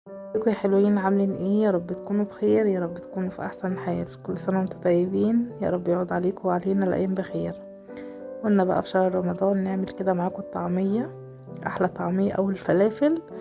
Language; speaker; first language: Arabic; native; Arabic